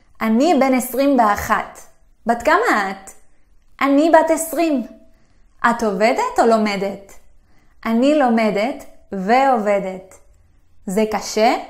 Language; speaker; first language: Hebrew; non-native, fluent; Spanish